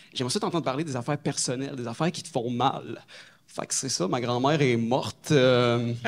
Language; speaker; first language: French; native; French